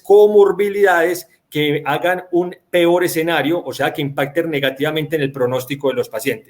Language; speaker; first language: Spanish; native; Spanish